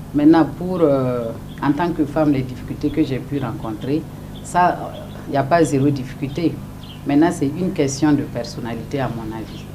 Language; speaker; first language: French; non-native, local second language; Mossi